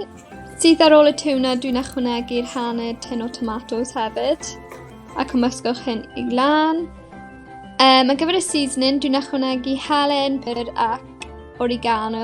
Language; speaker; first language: Welsh; non-native, local second language; English